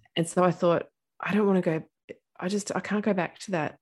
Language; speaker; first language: English; native; English